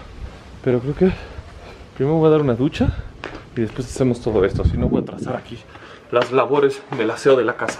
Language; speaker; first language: Spanish; native; Spanish